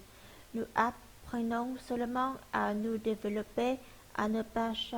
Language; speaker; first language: French; non-native, learner; Vietnamese